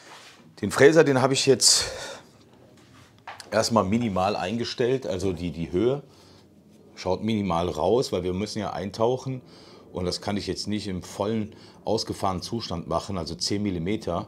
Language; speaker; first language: German; native; German